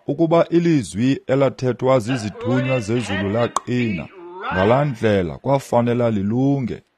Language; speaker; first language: Xhosa; native; Xhosa